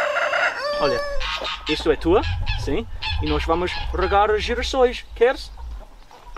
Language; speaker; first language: Portuguese; non-native, learner; English